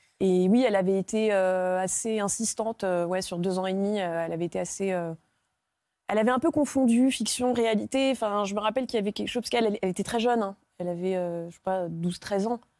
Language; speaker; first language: French; native; French